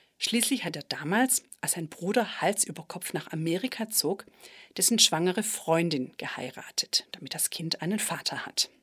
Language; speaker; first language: German; native; German